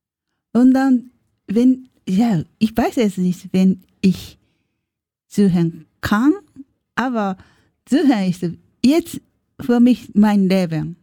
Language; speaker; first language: German; non-native, learner; Japanese